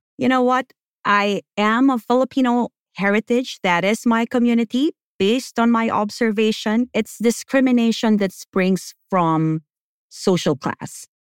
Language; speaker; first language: English; non-native, local second language; Filipino